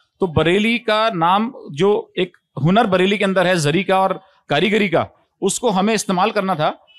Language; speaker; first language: Hindi; native; Hindi